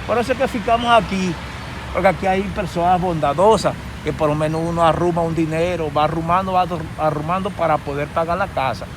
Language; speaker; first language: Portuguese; non-native, learner; Spanish